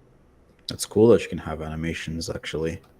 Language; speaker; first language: English; native; English